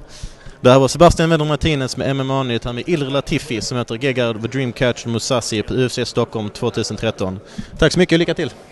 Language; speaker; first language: Swedish; native; Swedish